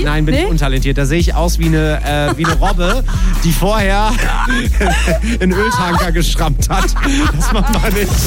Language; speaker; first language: German; native; German